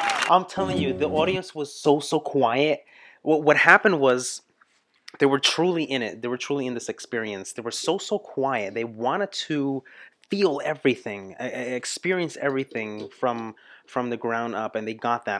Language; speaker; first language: English; native; English